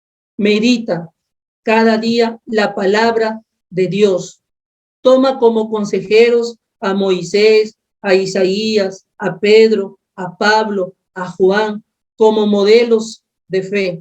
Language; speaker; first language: Spanish; native; Spanish